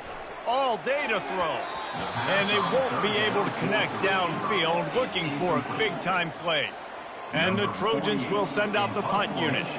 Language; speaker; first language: English; native; English